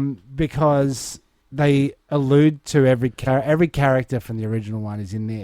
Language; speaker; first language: English; native; English